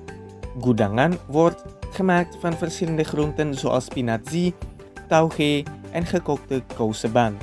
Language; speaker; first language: Dutch; non-native, fluent; Indonesian